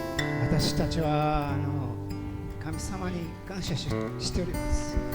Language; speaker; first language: Japanese; early bilingual, heritage; Portuguese